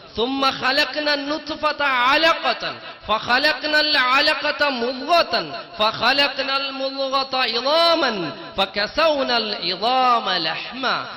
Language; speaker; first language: Kannada; non-native, local second language; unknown